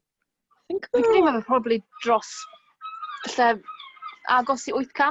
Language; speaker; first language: Welsh; native; Welsh